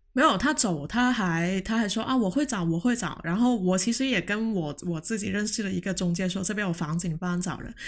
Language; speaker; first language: Chinese; non-native, local second language; Cantonese